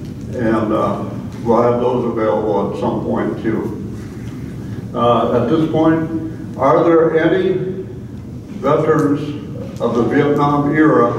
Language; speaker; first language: English; native; English